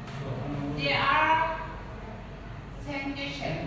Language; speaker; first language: English; non-native, learner; Indonesian